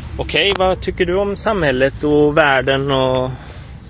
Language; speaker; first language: Swedish; native; Swedish